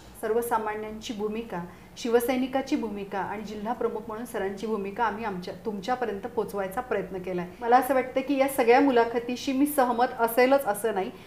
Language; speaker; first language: Marathi; native; Marathi